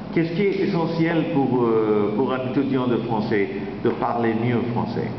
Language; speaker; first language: French; non-native, fluent; Bangla